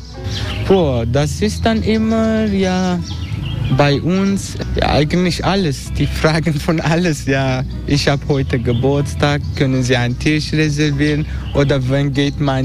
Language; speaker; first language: German; non-native, learner; Turkish